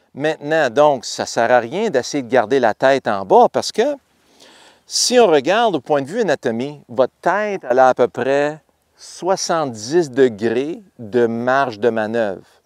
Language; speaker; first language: French; native; French